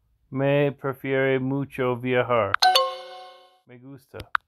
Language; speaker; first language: Spanish; non-native, learner; English